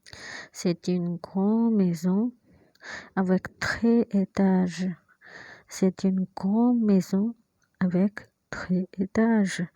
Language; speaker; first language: French; non-native, fluent; Hindi